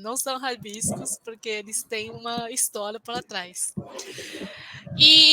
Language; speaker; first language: Portuguese; non-native, fluent; Chinese